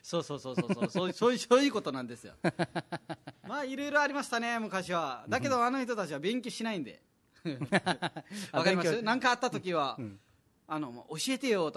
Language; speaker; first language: Japanese; non-native, fluent; Nepali